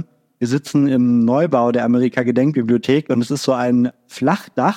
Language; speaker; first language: German; native; German